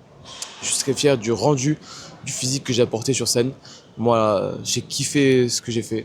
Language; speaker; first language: French; native; French